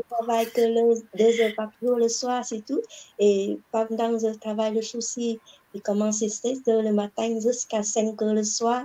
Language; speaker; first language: French; non-native, learner; Vietnamese